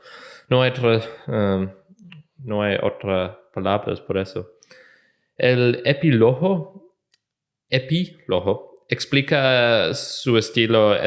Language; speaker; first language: Spanish; non-native, learner; English